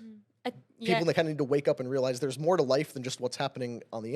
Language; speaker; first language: English; native; English